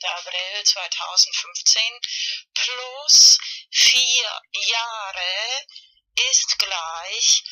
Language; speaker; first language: German; non-native, learner; Spanish